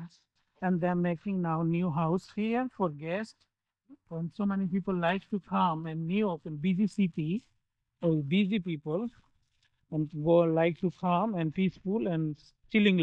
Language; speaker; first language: English; non-native, learner; Hindi